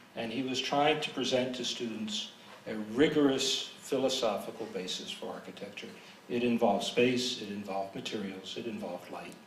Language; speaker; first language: English; native; English